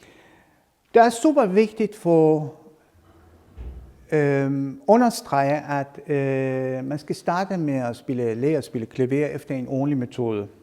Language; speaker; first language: Danish; non-native, fluent; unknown